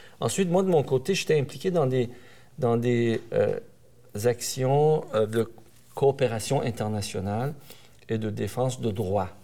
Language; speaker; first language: French; early bilingual, other home language; Persian